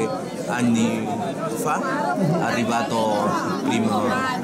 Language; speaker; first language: Italian; non-native, fluent; Spanish